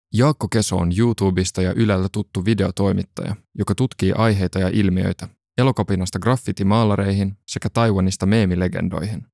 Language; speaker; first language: Finnish; native; Finnish